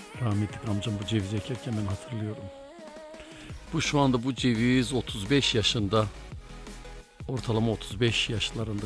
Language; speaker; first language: Turkish; native; Turkish